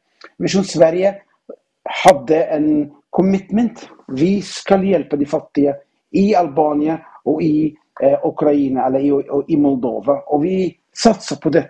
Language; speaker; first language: Norwegian; non-native, fluent; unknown